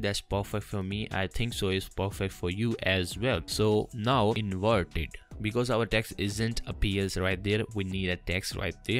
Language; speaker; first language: English; non-native, fluent; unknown